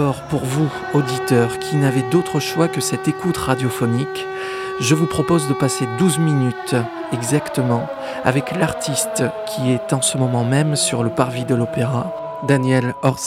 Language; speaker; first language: French; native; French